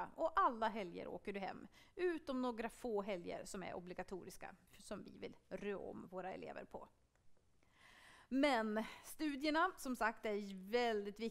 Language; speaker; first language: Swedish; native; Swedish